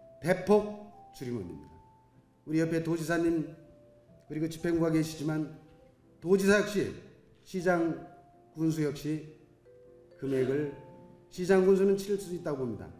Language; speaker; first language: Korean; native; Korean